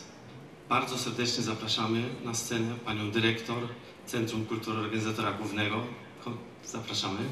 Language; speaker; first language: Polish; native; Polish